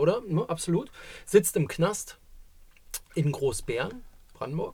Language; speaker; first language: German; native; German